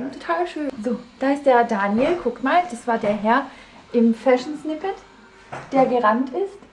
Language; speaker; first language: German; native; German